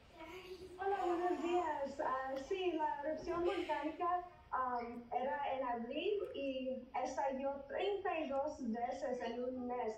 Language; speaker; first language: Spanish; early bilingual, heritage; Spanish